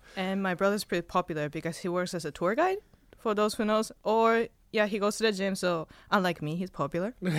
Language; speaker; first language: English; non-native, fluent; Spanish